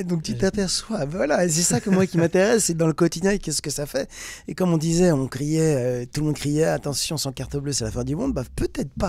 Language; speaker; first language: French; native; French